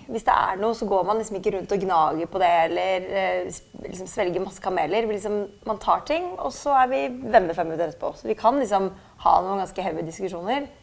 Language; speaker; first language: Norwegian; early bilingual, other home language; German